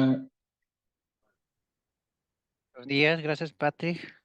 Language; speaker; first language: Spanish; native; Spanish